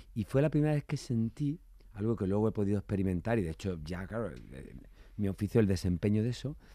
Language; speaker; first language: Spanish; native; Spanish